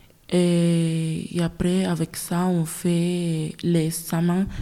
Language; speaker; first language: French; non-native, learner; Spanish